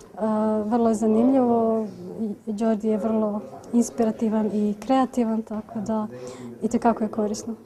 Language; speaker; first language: Bosnian; native; Bosnian